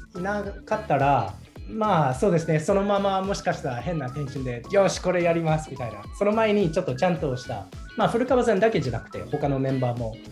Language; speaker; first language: Japanese; non-native, fluent; English